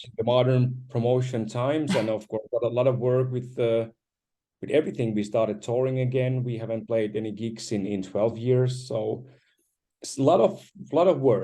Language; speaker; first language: English; non-native, fluent; Finnish